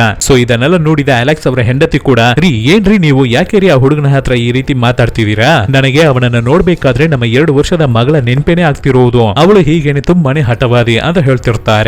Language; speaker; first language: Kannada; native; Kannada